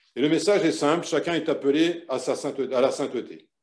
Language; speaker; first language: French; native; French